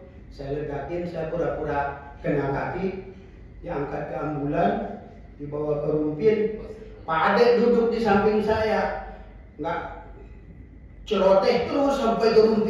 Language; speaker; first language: Indonesian; native; Indonesian